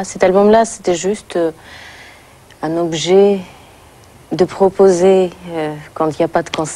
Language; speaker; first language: French; non-native, fluent; Russian